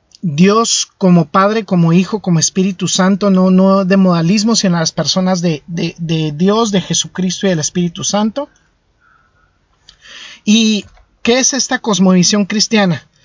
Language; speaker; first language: Spanish; native; Spanish